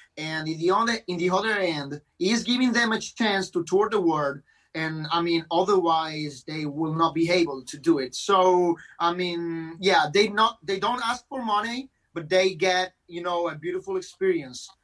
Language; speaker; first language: English; non-native, fluent; Italian